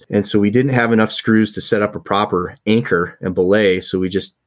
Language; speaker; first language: English; native; English